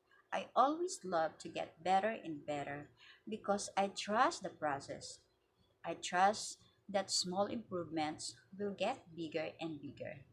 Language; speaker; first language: English; non-native, learner; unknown